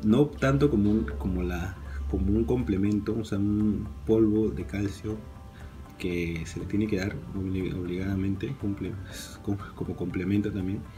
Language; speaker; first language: Spanish; native; Spanish